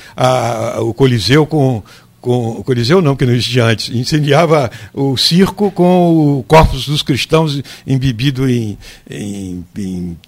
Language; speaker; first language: Portuguese; native; Portuguese